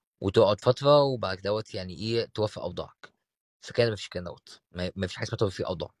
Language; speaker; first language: Arabic; native; Arabic